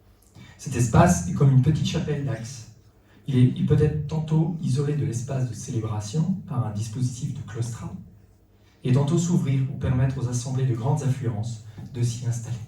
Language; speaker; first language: French; native; French